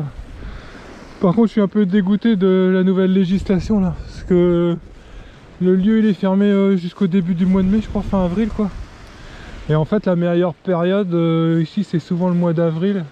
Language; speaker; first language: French; native; French